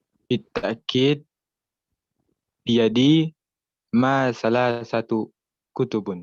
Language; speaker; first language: Arabic; non-native, learner; Indonesian